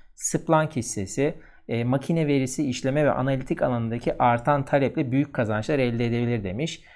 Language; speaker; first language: Turkish; native; Turkish